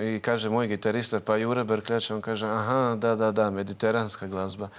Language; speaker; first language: Croatian; native; Croatian